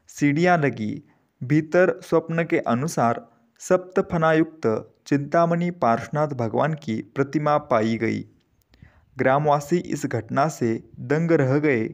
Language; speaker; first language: Hindi; non-native, local second language; Marathi